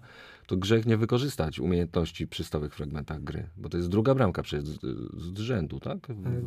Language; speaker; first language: Polish; native; Polish